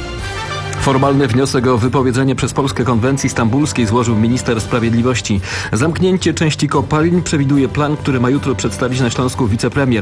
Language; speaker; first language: Polish; native; Polish